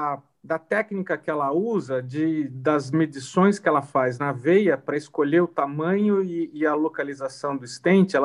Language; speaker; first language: Portuguese; native; Portuguese